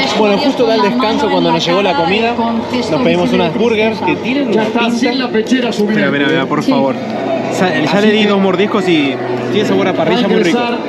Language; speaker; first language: Spanish; native; Spanish